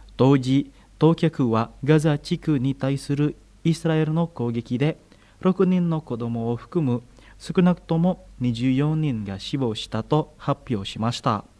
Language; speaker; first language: Japanese; non-native, fluent; Indonesian